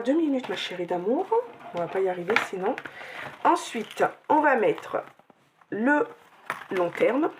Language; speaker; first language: French; native; French